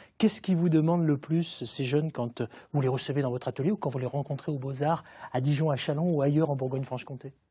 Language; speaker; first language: French; native; French